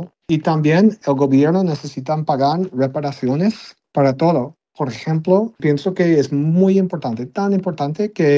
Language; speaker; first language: Spanish; non-native, learner; English